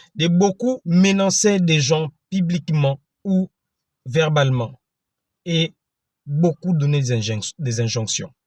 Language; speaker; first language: French; non-native, local second language; Lingala